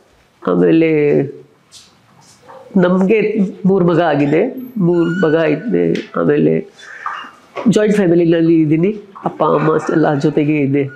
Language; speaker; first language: Kannada; non-native, local second language; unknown